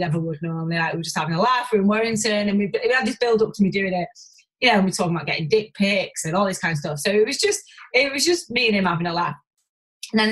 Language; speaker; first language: English; native; English